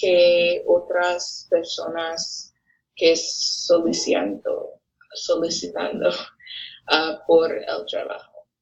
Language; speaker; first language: Spanish; non-native, learner; English